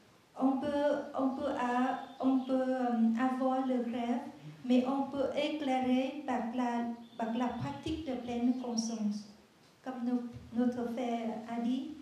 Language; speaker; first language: French; non-native, learner; Vietnamese